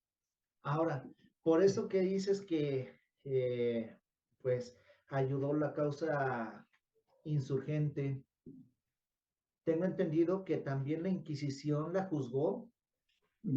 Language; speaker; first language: Spanish; native; Spanish